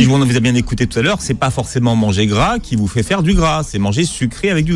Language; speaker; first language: French; native; French